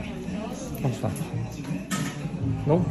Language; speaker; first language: French; non-native, learner; Korean